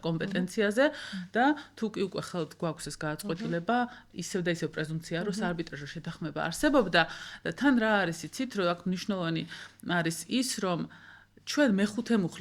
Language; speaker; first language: Georgian; native; Georgian